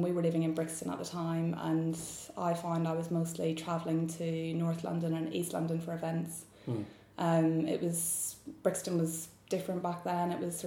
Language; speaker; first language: English; native; English